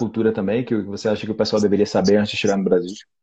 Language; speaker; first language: Portuguese; native; Portuguese